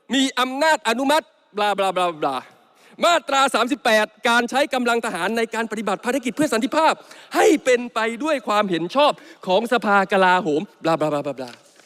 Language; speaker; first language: Thai; native; Thai